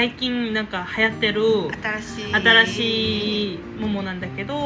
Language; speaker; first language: Japanese; non-native, fluent; Korean